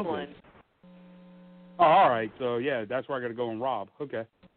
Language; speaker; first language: English; native; English